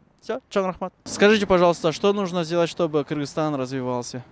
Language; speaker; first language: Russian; non-native, local second language; Kyrgyz